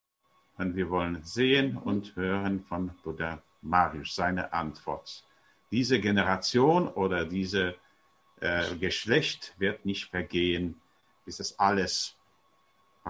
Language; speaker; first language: German; non-native, fluent; Polish